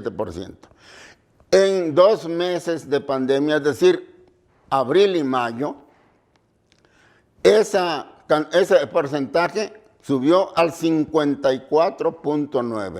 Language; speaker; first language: Spanish; native; Spanish